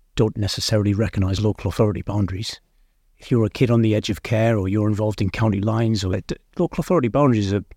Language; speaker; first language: English; native; English